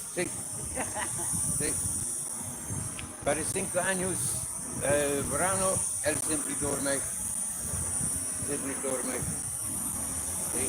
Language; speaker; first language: Spanish; non-native, learner; English